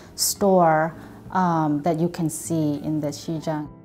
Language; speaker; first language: English; non-native, fluent; Korean